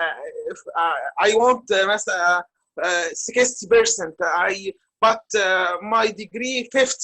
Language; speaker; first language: English; non-native, learner; Arabic